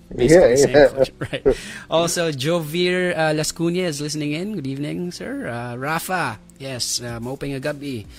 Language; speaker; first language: English; non-native, local second language; Waray